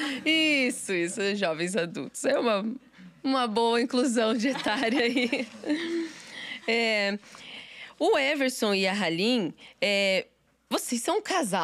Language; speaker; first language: Portuguese; native; Portuguese